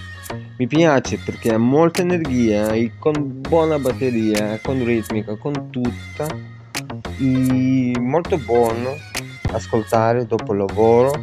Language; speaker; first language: Italian; non-native, learner; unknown